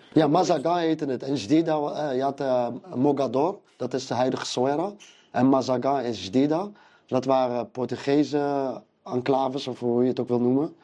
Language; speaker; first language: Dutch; early bilingual, other home language; Arabic